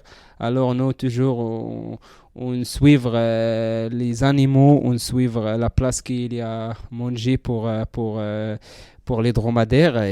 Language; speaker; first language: French; non-native, learner; Central Atlas Tamazight